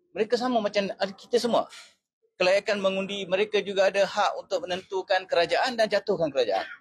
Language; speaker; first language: Malay; native; Malay